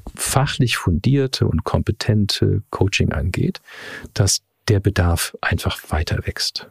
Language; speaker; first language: German; early bilingual, heritage; English